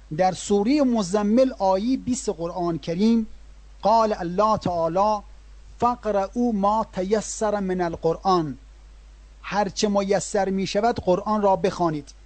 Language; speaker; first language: Persian; native; Persian